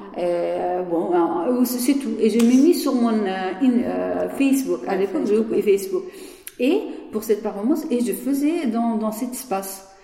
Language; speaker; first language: French; non-native, learner; Persian